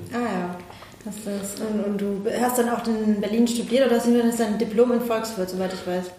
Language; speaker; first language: German; early bilingual, other home language; Persian